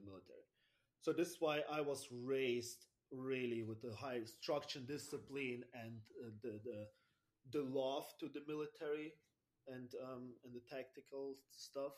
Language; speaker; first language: English; non-native, fluent; German